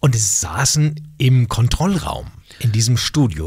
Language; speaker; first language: German; native; German